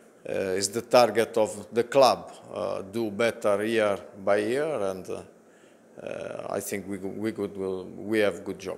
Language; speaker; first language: English; non-native, learner; Italian